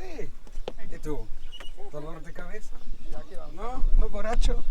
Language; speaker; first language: Spanish; non-native, learner; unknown